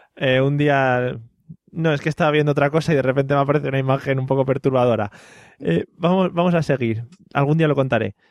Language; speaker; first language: Spanish; native; Spanish